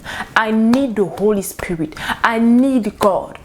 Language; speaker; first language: English; non-native, fluent; French